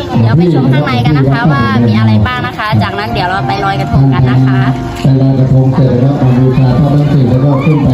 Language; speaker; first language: Thai; non-native, local second language; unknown